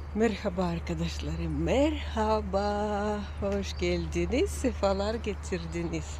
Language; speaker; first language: Turkish; non-native, learner; Russian